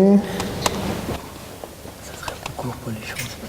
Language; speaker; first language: French; non-native, fluent; Danish